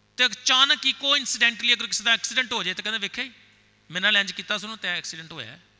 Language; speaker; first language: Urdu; non-native, local second language; Punjabi